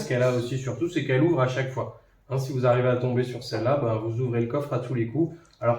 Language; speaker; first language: French; native; French